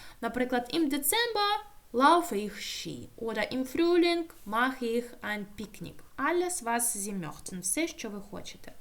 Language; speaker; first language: German; non-native, fluent; Ukrainian